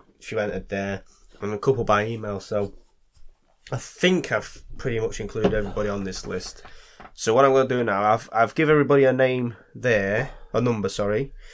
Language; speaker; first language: English; native; English